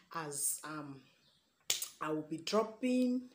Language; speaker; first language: English; non-native, local second language; Igbo